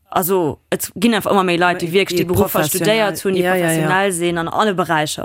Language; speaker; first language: Luxembourgish; non-native, local second language; German